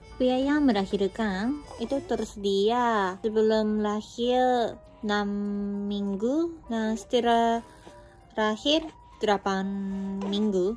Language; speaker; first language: Indonesian; non-native, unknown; Japanese